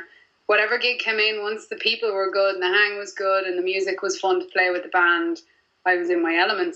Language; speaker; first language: English; native; English